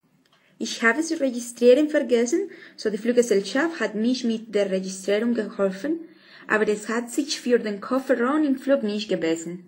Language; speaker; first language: German; non-native, learner; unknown